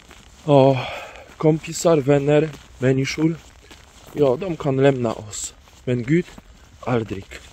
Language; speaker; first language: Swedish; non-native, fluent; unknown